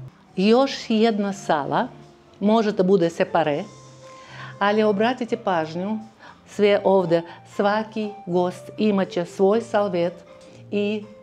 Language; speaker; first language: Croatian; non-native, fluent; Russian